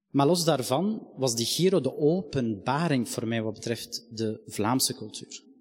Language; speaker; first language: Dutch; non-native, fluent; Arabic